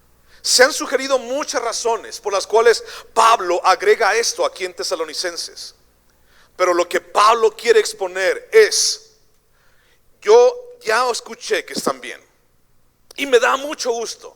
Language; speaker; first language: Spanish; native; Spanish